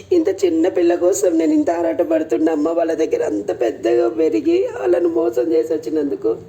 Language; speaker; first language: Telugu; native; Telugu